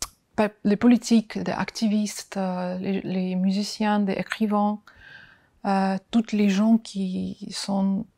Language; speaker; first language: French; non-native, fluent; Ukrainian